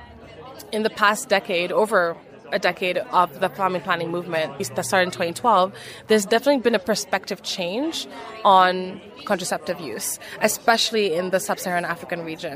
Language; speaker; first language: English; native; English